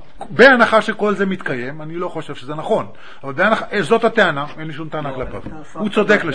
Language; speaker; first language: Hebrew; native; Hebrew